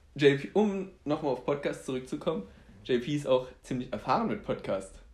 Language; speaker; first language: German; early bilingual, other home language; Polish